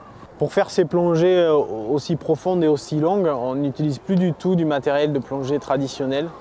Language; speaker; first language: French; native; French